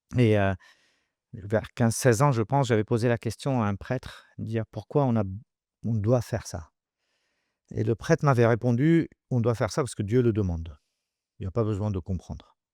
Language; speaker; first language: French; non-native, local second language; Arabic